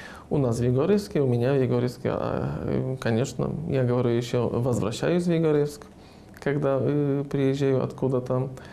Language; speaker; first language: Russian; non-native, fluent; Polish